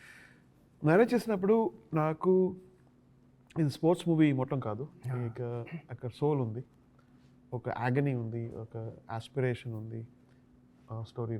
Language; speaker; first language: Telugu; non-native, learner; Tamil